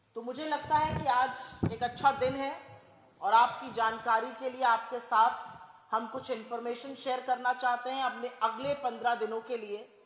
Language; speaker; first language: Hindi; native; Hindi